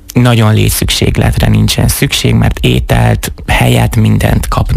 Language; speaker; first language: Hungarian; native; Hungarian